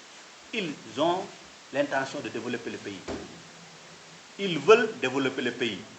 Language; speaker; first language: French; non-native, local second language; Wolof